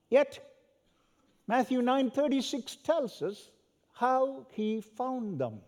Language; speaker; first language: English; non-native, local second language; Malayalam